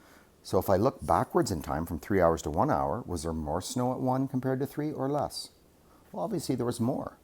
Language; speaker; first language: English; native; English